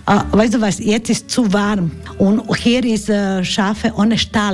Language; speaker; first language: German; non-native, learner; Croatian